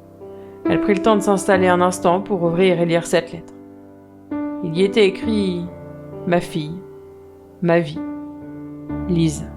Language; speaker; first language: French; native; French